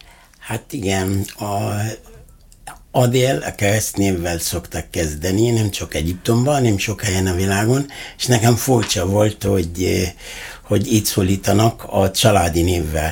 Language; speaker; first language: Hungarian; non-native, fluent; Arabic